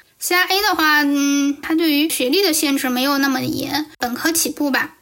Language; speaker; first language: Chinese; native; Chinese